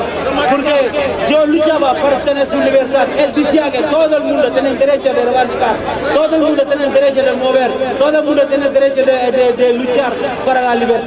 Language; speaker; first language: Spanish; non-native, fluent; Wolof